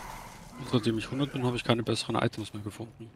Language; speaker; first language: German; native; German